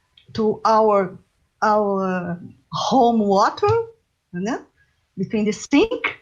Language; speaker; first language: English; non-native, learner; Portuguese